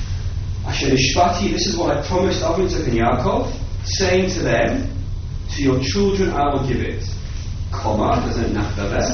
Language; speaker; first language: English; native; English